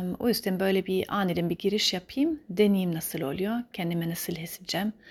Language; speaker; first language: Turkish; early bilingual, heritage; Turkish